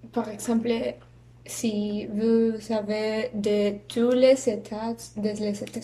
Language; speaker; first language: French; non-native, learner; Spanish